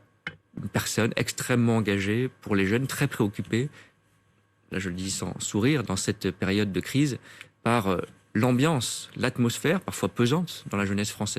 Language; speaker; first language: French; native; French